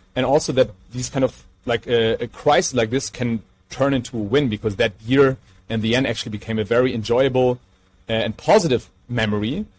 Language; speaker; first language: English; non-native, fluent; German